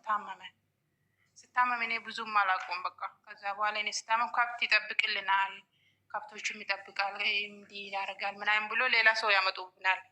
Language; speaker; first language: Amharic; non-native, local second language; Oromo